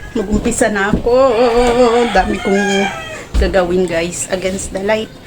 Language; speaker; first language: Filipino; non-native, local second language; Cebuano